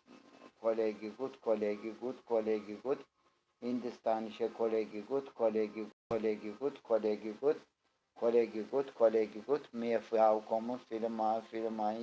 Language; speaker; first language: German; non-native, learner; Turkish